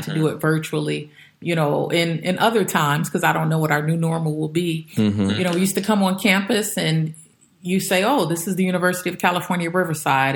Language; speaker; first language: English; native; English